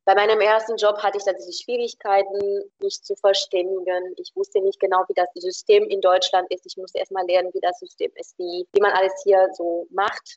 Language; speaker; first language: German; non-native, fluent; Romanian